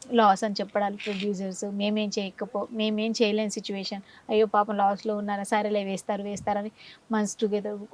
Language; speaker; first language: Telugu; native; Telugu